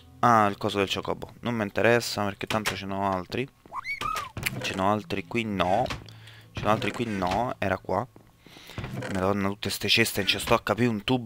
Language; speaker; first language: Italian; native; Italian